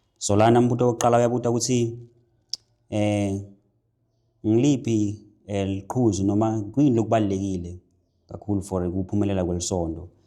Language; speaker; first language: Zulu; non-native, local second language; Swati